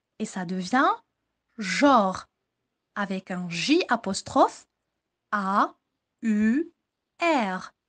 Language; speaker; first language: French; non-native, local second language; Arabic